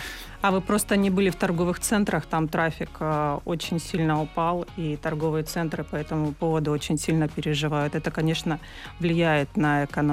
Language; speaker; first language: Russian; native; Russian